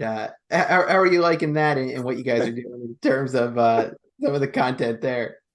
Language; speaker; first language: English; native; English